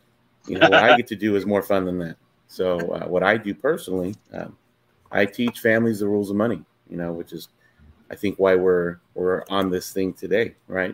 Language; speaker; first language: English; native; English